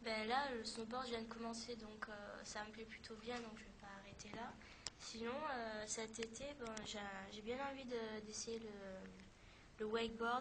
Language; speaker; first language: French; native; French